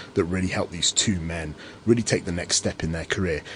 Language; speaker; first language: English; native; English